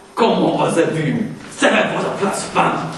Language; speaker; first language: French; non-native, learner; English